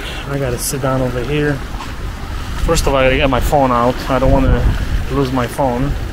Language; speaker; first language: English; non-native, fluent; Polish